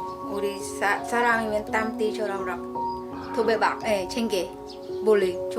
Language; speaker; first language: Korean; non-native, learner; Khmer